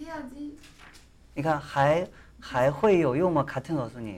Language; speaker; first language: Korean; non-native, fluent; Chinese